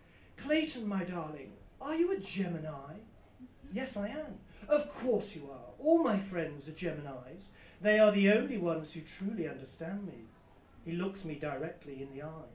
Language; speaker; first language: English; native; English